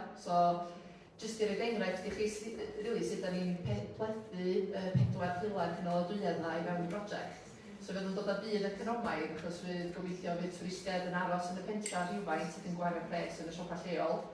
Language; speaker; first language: Welsh; native; Welsh